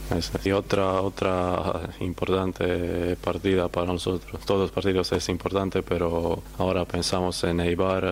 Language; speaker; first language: Spanish; non-native, learner; Croatian